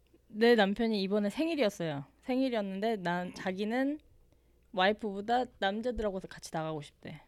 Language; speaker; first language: Korean; native; Korean